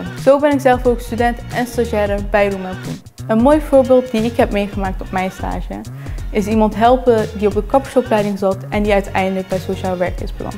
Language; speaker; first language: Dutch; native; Dutch